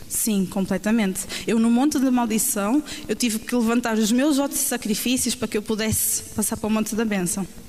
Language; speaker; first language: Portuguese; native; Portuguese